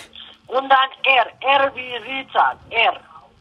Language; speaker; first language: German; non-native, learner; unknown